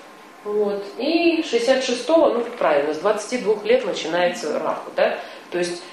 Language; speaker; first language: Russian; native; Russian